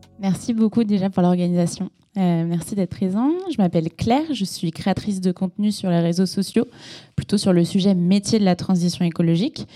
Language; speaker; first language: French; native; French